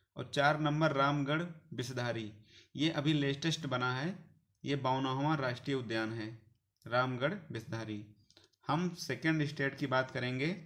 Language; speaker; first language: Hindi; native; Hindi